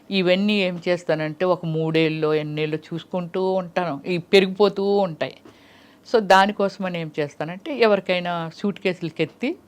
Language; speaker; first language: Telugu; native; Telugu